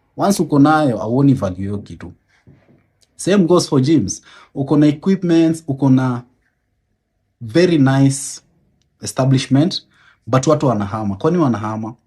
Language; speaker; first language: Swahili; native; Swahili